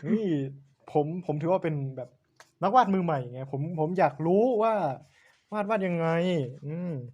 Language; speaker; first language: Thai; native; Thai